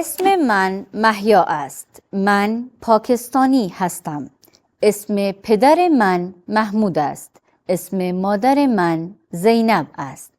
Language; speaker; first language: Persian; non-native, fluent; Urdu